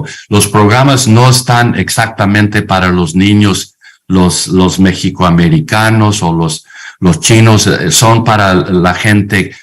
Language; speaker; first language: Spanish; non-native, fluent; English